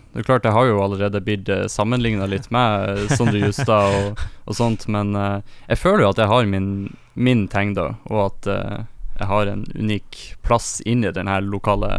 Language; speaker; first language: Norwegian; native; Norwegian